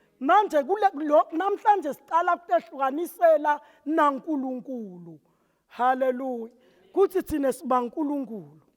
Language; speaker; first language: Zulu; non-native, local second language; Swati